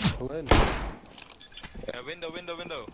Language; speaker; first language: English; non-native, learner; Turkish